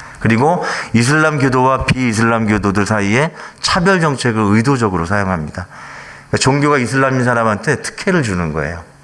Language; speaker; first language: Korean; native; Korean